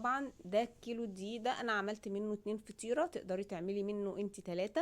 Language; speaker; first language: Arabic; native; Arabic